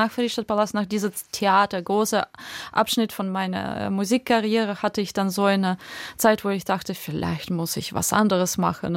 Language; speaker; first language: German; non-native, fluent; Russian